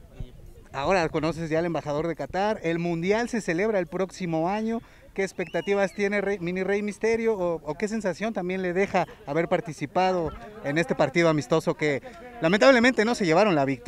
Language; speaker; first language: Spanish; native; Spanish